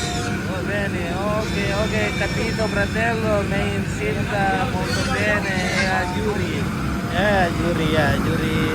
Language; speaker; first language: Italian; non-native, learner; Indonesian